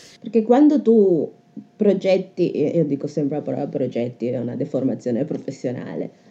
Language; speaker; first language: Italian; native; Italian